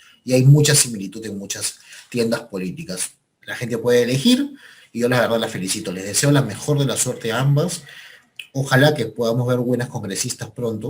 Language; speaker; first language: Spanish; native; Spanish